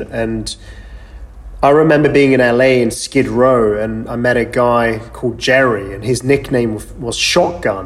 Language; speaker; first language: English; native; English